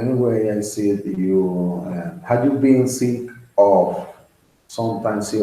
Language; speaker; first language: English; non-native, learner; Spanish